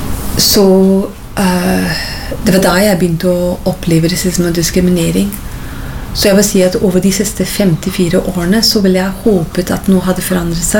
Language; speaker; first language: Norwegian; non-native, fluent; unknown